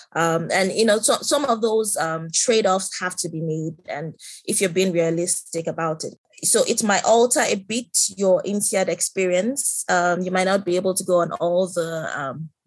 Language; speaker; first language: English; non-native, local second language; Yoruba